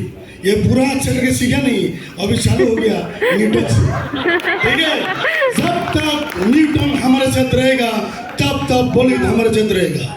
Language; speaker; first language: Hindi; non-native, local second language; Assamese